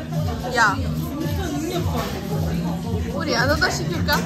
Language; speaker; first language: Korean; non-native, learner; Italian